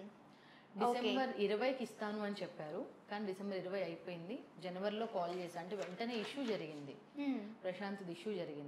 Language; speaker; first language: Telugu; native; Telugu